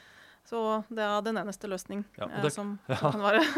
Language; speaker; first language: Norwegian; non-native, fluent; Ukrainian